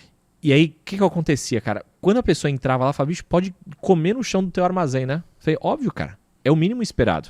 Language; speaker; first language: Portuguese; native; Portuguese